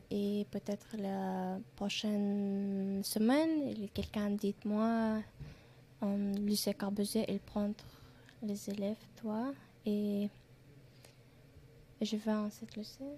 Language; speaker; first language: French; non-native, learner; Chechen